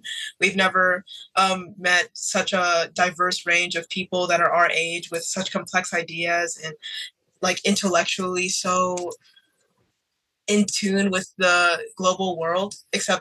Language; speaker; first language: English; native; English